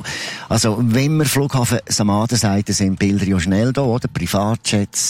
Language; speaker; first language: German; native; German